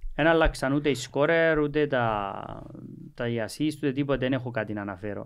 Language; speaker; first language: Greek; native; Greek